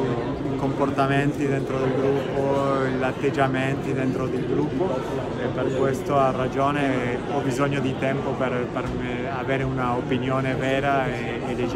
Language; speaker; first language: Italian; non-native, fluent; Spanish